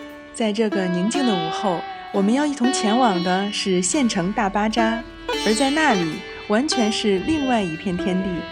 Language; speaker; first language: Chinese; native; Chinese